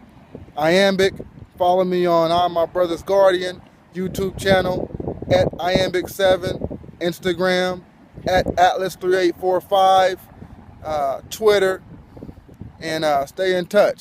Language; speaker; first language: English; native; English